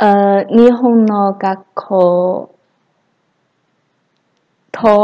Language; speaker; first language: Japanese; non-native, learner; English